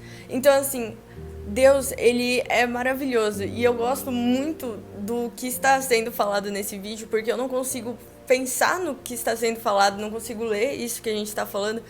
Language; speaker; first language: Portuguese; native; Portuguese